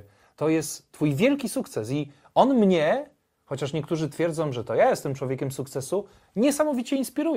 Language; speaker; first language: Polish; native; Polish